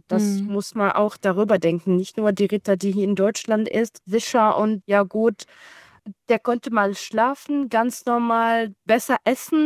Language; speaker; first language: German; non-native, learner; Arabic